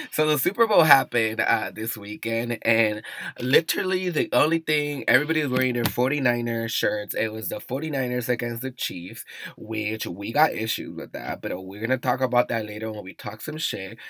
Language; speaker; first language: English; early bilingual, other home language; Spanish